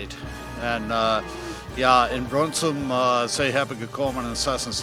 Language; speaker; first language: Dutch; non-native, learner; English